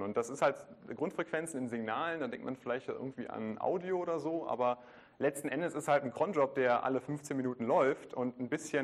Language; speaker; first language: German; native; German